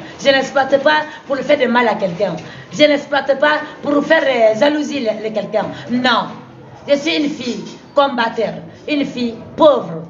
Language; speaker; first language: French; non-native, local second language; Susu